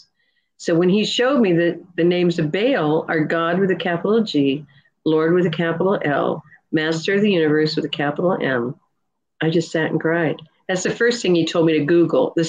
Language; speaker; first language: English; native; English